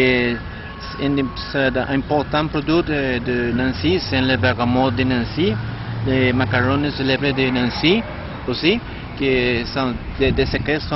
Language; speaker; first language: French; non-native, learner; Spanish